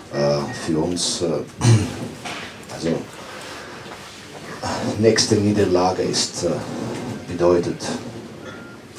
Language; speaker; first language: German; non-native, fluent; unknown